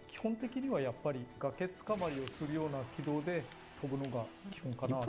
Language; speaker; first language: Japanese; native; Japanese